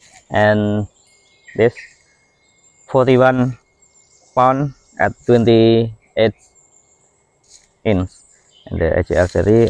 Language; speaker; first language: English; non-native, learner; Indonesian